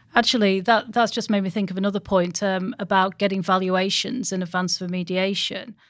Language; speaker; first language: English; native; English